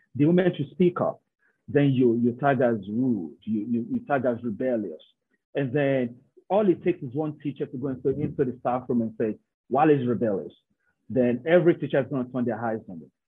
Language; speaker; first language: English; non-native, local second language; Yoruba